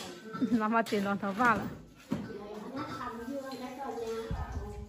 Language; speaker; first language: Chinese; native; Chinese